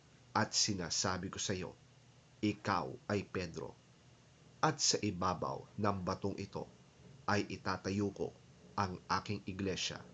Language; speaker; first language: Filipino; native; Filipino